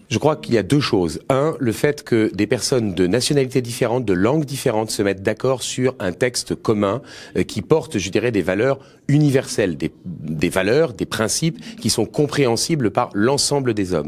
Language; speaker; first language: French; native; French